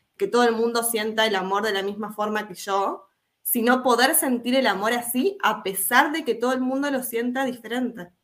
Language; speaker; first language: Spanish; native; Spanish